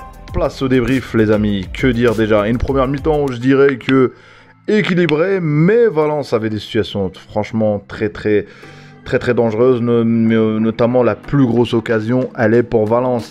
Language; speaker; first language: French; native; French